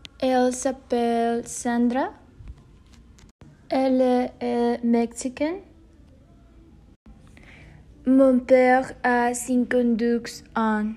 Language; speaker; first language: French; non-native, learner; Spanish